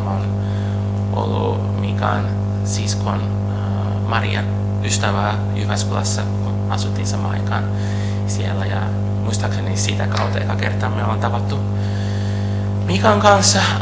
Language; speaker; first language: Finnish; non-native, fluent; Portuguese